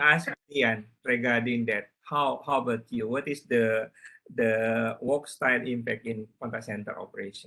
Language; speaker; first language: English; non-native, learner; Indonesian